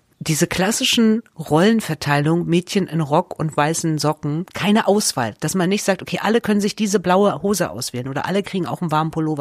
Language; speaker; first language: German; native; German